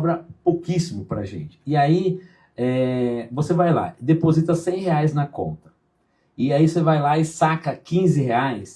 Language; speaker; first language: Portuguese; native; Portuguese